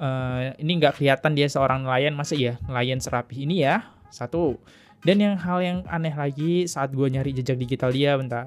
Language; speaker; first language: Indonesian; native; Indonesian